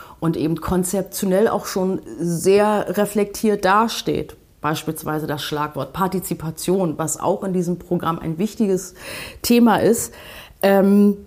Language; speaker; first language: German; native; German